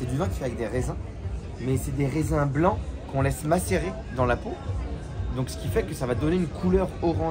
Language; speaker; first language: French; native; French